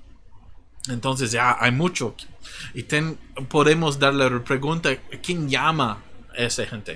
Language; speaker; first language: Spanish; non-native, fluent; English